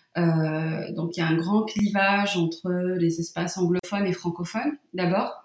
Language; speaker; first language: French; non-native, local second language; Arabic